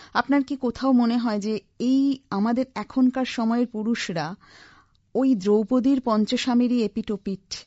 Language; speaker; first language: Bangla; native; Bangla